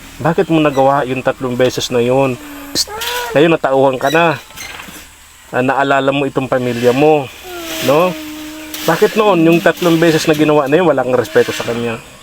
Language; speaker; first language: Filipino; native; Filipino